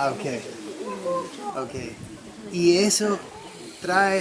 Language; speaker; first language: Spanish; non-native, learner; English